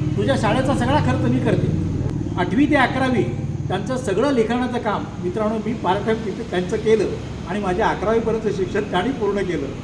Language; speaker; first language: Marathi; native; Marathi